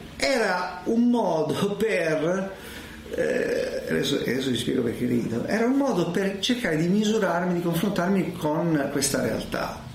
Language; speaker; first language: Italian; native; Italian